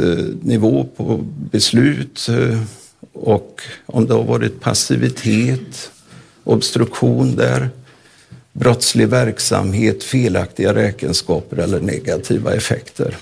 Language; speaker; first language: Swedish; native; Swedish